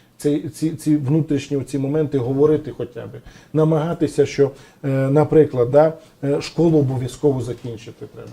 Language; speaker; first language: Ukrainian; non-native, local second language; Romany